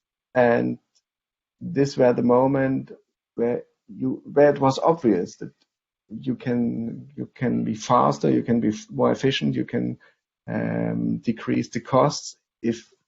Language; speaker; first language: English; non-native, fluent; German